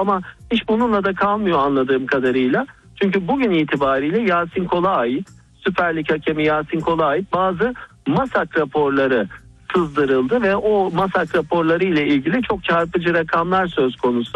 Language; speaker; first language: Turkish; native; Turkish